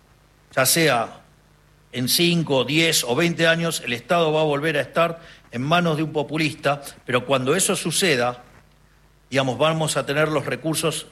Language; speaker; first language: Spanish; native; Spanish